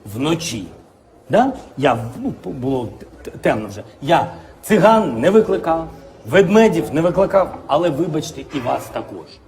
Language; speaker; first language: Ukrainian; non-native, local second language; Russian